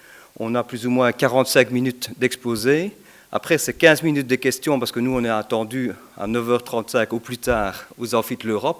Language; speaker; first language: French; native; French